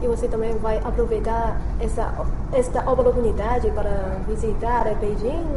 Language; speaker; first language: Portuguese; non-native, fluent; Chinese